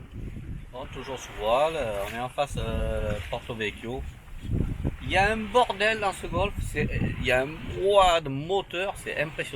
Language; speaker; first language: French; native; French